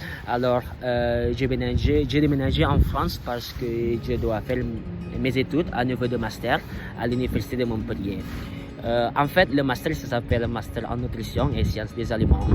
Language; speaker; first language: French; non-native, learner; Indonesian